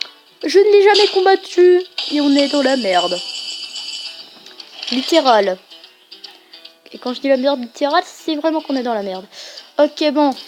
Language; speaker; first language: French; native; French